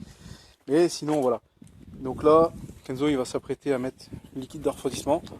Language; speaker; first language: French; native; French